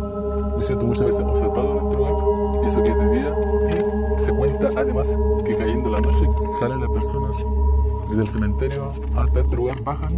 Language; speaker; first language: Spanish; native; Spanish